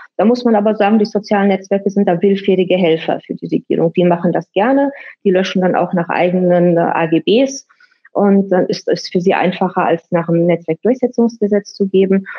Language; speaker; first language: German; early bilingual, other home language; Romanian